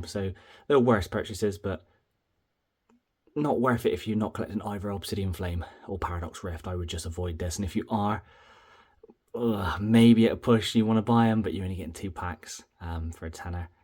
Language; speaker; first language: English; native; English